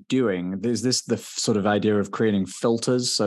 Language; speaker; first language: English; native; English